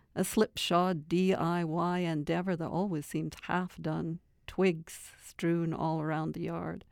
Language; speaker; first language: English; native; English